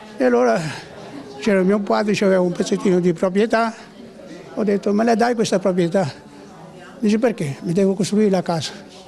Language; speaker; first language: Italian; native; Italian